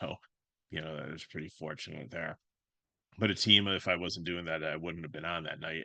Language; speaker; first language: English; native; English